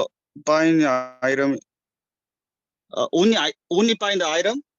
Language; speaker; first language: English; non-native, learner; Korean